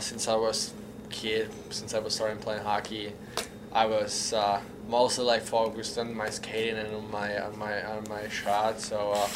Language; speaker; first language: English; non-native, learner; Czech